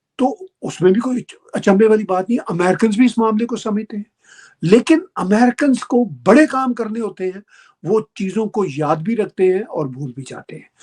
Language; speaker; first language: Urdu; native; Urdu